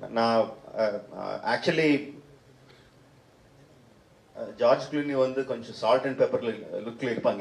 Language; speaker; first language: Tamil; non-native, fluent; Telugu